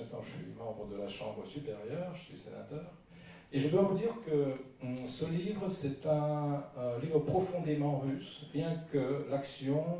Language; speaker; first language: French; non-native, fluent; Russian